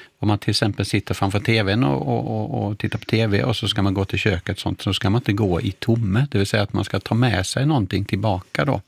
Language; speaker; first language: Swedish; native; Swedish